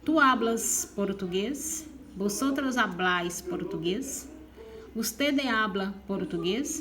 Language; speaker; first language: Spanish; non-native, fluent; Portuguese